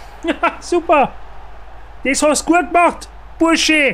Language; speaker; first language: German; native; German